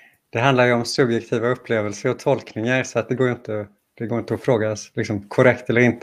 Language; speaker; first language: Swedish; native; Swedish